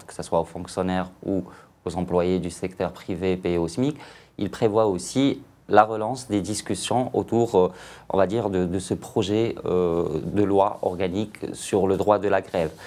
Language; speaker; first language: French; non-native, local second language; Arabic